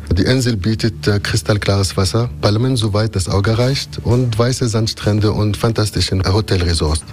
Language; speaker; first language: German; non-native, fluent; Arabic